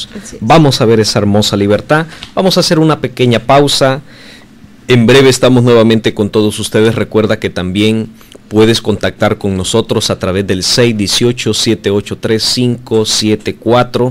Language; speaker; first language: Spanish; native; Spanish